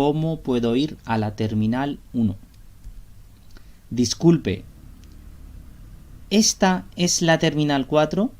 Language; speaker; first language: Spanish; non-native, fluent; Urdu